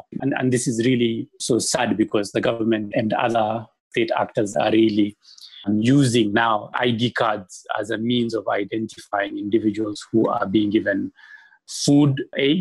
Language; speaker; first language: English; non-native, local second language; Somali